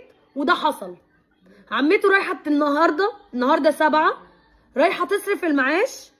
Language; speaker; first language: Arabic; native; Arabic